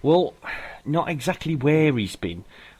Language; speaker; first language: English; native; English